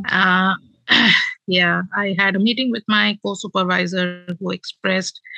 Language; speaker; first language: English; non-native, local second language; Bangla